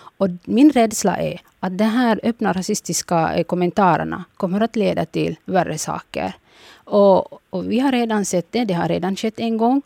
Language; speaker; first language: Swedish; early bilingual, other home language; Somali